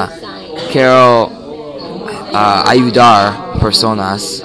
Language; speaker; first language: Spanish; non-native, learner; English